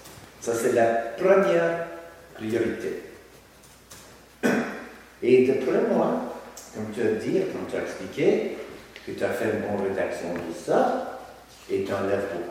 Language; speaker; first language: French; non-native, learner; English